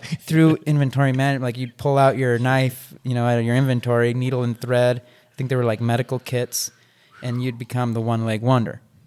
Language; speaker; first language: English; native; English